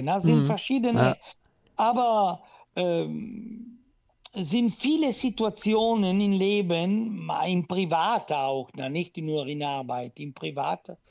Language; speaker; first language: German; non-native, local second language; Italian